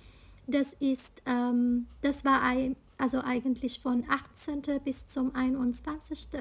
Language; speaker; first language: German; non-native, fluent; Arabic